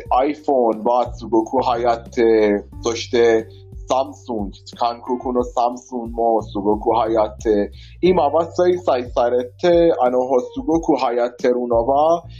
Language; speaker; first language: Japanese; non-native, learner; Persian